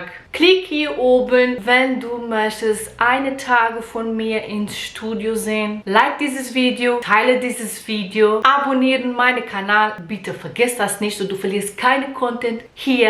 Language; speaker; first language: German; non-native, learner; Portuguese